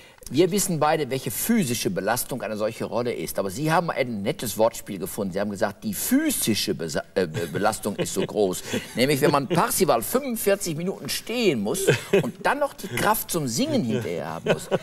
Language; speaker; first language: German; native; German